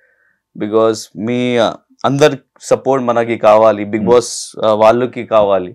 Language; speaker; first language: Telugu; non-native, learner; Hindi